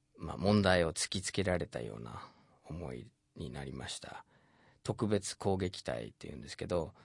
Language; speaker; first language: Japanese; non-native, fluent; English